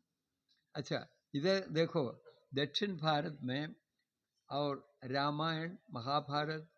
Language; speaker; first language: Hindi; non-native, local second language; Malayalam